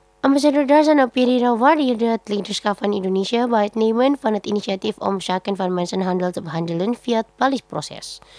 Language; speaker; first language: Dutch; non-native, fluent; Indonesian